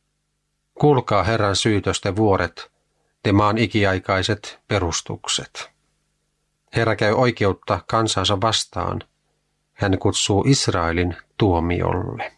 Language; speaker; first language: Finnish; native; Finnish